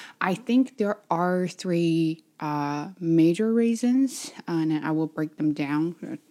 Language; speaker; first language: English; non-native, fluent; Chinese